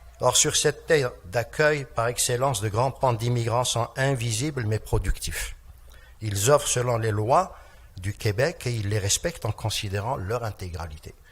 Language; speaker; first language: French; non-native, local second language; Kabyle